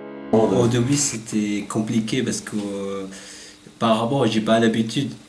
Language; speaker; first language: French; non-native, learner; Arabic